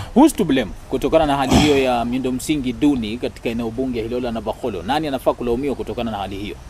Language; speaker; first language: Swahili; non-native, local second language; Luyia